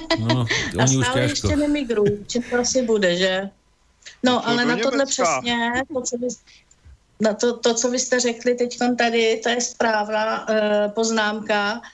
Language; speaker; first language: Czech; native; Czech